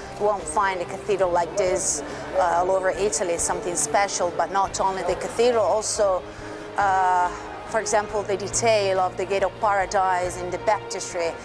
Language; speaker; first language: English; non-native, fluent; Italian